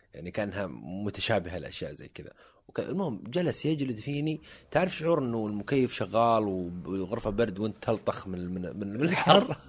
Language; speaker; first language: Arabic; native; Arabic